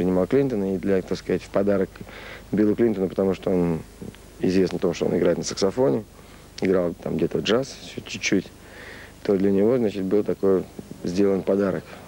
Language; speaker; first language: Russian; native; Russian